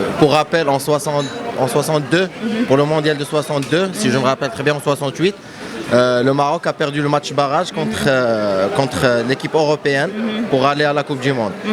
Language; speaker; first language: French; non-native, local second language; Arabic